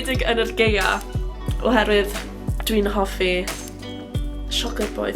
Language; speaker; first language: Welsh; non-native, local second language; English